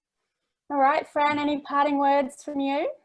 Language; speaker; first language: English; native; English